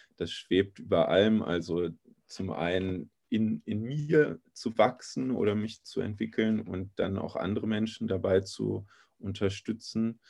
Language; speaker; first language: German; native; German